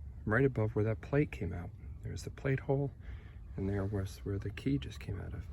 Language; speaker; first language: English; native; English